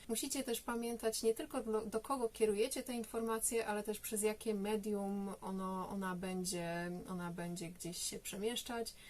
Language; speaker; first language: Polish; native; Polish